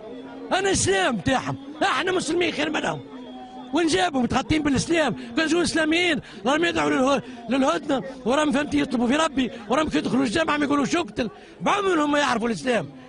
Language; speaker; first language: Arabic; native; Arabic